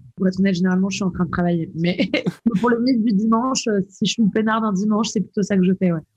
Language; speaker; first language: French; native; French